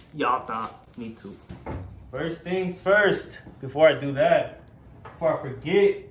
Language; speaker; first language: English; early bilingual, other home language; Spanish